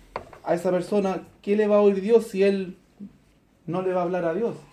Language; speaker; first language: Spanish; native; Spanish